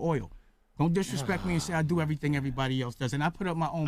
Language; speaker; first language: English; native; English